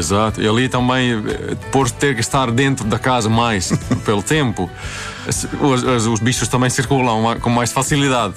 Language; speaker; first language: Portuguese; non-native, fluent; Swedish